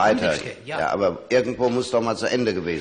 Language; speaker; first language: German; native; German